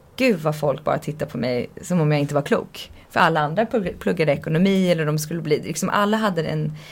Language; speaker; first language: Swedish; early bilingual, heritage; Swedish